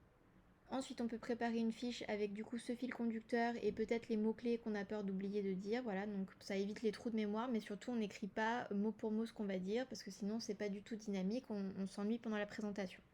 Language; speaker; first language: French; native; French